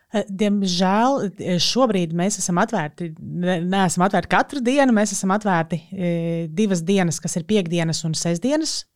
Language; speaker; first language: Latvian; native; Latvian